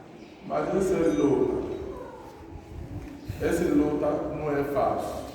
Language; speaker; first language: Portuguese; non-native, learner; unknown